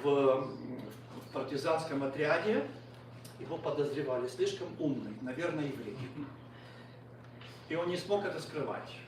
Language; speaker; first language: Russian; native; Russian